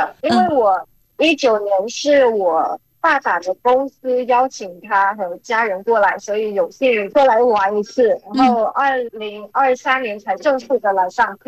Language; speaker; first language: Chinese; early bilingual, heritage; Chinese